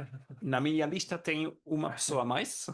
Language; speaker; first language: Portuguese; non-native, learner; German